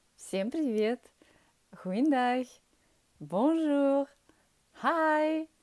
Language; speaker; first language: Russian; early bilingual, heritage; Russian